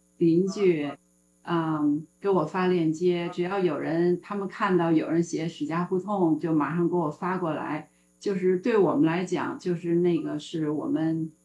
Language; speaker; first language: Chinese; native; Chinese